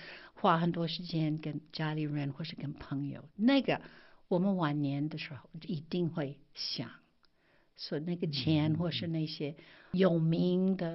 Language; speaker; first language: Chinese; non-native, fluent; English